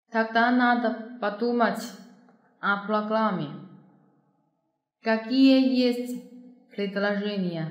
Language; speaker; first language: Russian; non-native, fluent; Chinese